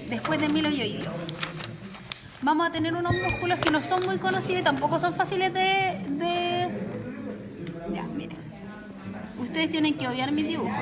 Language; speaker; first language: Spanish; native; Spanish